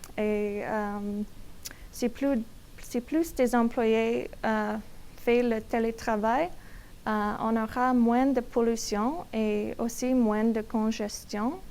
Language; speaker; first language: French; non-native, learner; English